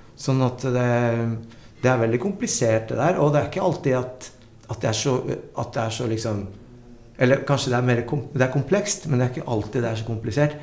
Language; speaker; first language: Norwegian; early bilingual, other home language; Spanish